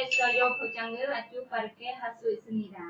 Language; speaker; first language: Korean; non-native, learner; Khmer